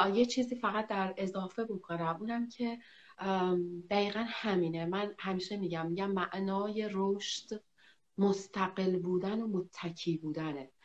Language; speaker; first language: Persian; native; Persian